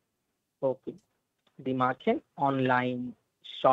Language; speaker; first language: German; non-native, learner; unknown